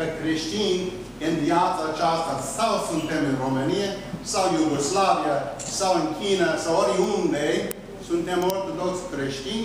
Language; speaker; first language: Romanian; early bilingual, heritage; Romanian